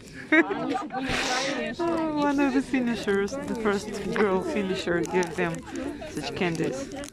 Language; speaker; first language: English; non-native, fluent; Russian